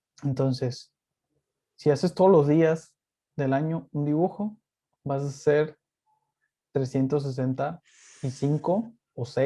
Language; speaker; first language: Spanish; native; Spanish